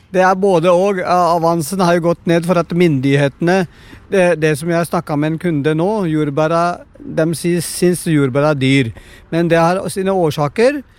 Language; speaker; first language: Norwegian; non-native, fluent; Punjabi